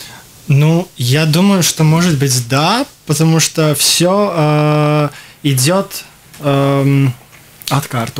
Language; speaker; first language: Russian; non-native, local second language; Latvian